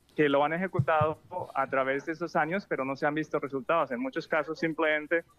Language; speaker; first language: Spanish; native; Spanish